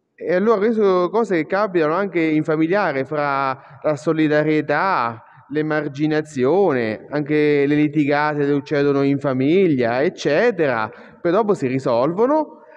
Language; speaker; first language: Italian; native; Italian